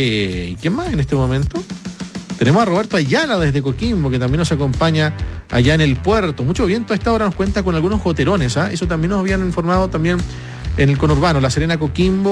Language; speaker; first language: Spanish; native; Spanish